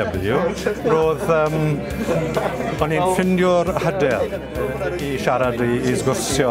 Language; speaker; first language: Welsh; non-native, learner; English